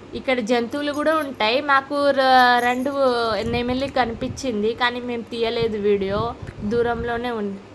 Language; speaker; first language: Telugu; non-native, local second language; Lambadi